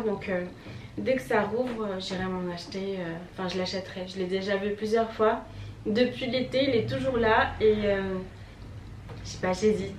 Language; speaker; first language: French; native; French